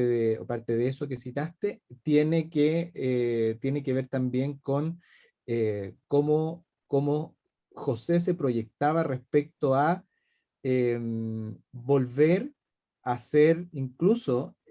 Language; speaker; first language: Spanish; native; Spanish